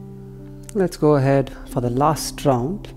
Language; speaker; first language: English; non-native, local second language; Hindi